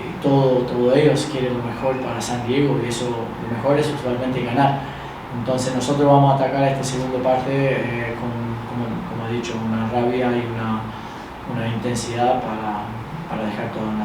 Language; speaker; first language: Spanish; early bilingual, other home language; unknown